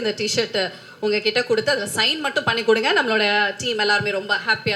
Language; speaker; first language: Tamil; native; Tamil